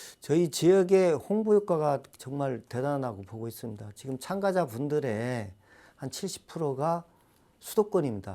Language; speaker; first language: Korean; native; Korean